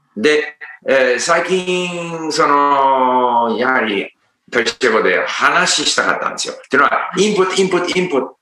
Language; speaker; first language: Japanese; non-native, fluent; English